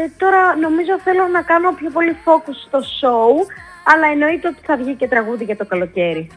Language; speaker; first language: Greek; early bilingual, heritage; Greek